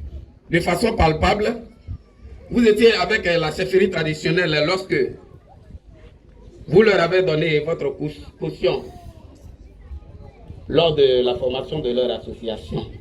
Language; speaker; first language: French; non-native, local second language; Baoulé